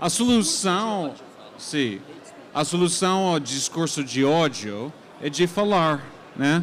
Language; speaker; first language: Portuguese; non-native, fluent; English